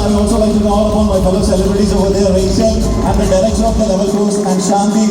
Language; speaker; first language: English; non-native, local second language; Malayalam